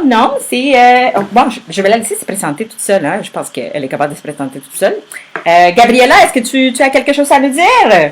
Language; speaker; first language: French; native; French